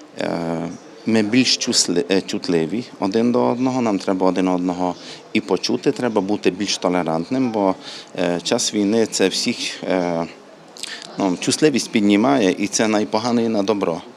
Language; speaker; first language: Ukrainian; non-native, local second language; Hungarian